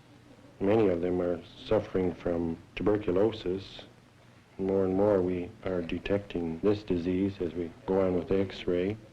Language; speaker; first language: English; native; English